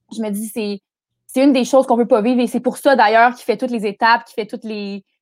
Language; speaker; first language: French; native; French